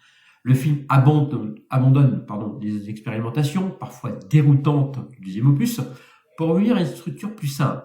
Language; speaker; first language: French; native; French